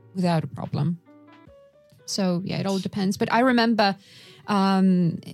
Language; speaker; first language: English; non-native, fluent; Russian